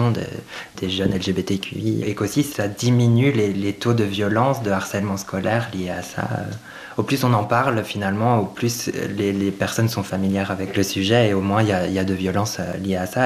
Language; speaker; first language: French; native; French